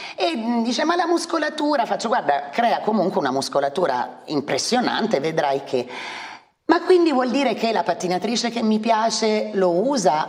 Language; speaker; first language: Italian; native; Italian